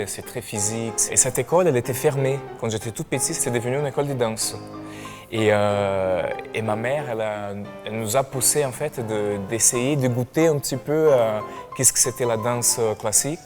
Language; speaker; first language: French; non-native, fluent; Portuguese